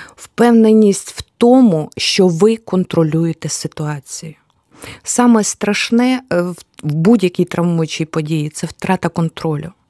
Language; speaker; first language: Ukrainian; native; Ukrainian